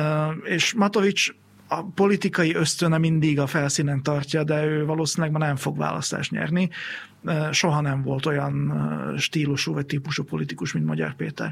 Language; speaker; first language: Hungarian; native; Hungarian